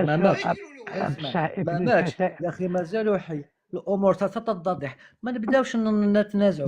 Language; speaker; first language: Arabic; native; Arabic